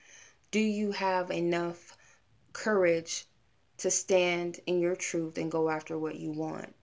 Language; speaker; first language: English; native; English